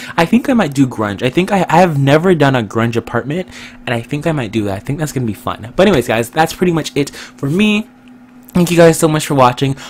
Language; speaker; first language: English; native; English